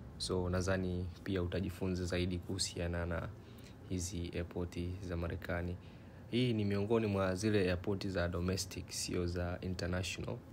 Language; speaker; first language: Swahili; native; Swahili